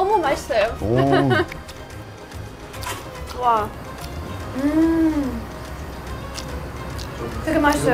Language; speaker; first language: Korean; non-native, fluent; Ukrainian